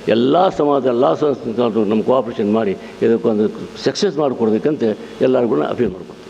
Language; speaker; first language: Kannada; non-native, local second language; Urdu